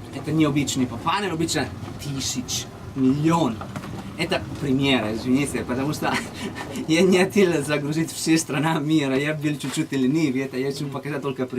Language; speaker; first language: Russian; non-native, learner; Italian